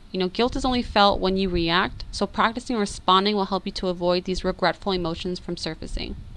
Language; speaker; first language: English; native; English